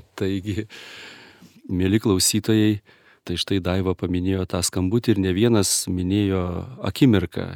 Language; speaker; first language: Lithuanian; native; Lithuanian